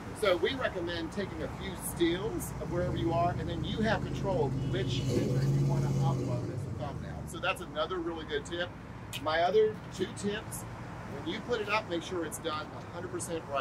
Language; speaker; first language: English; native; English